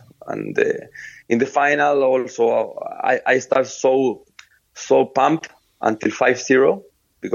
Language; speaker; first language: English; non-native, fluent; Spanish